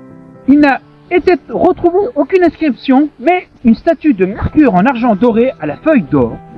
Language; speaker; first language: French; native; French